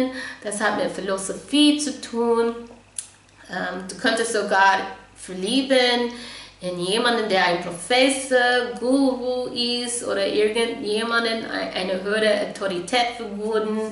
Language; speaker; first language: German; non-native, fluent; English